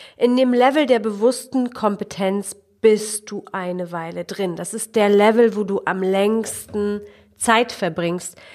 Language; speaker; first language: German; early bilingual, other home language; Polish